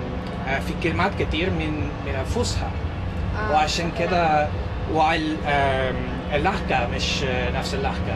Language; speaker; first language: Arabic; non-native, learner; English